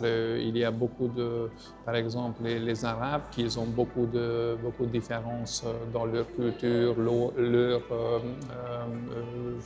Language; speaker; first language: French; non-native, fluent; Hungarian